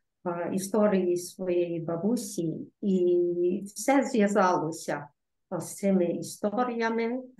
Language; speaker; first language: Ukrainian; early bilingual, heritage; Ukrainian